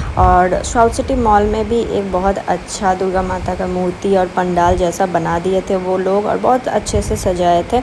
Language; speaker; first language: Hindi; non-native, local second language; Bangla